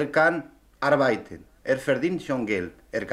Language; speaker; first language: German; non-native, learner; Spanish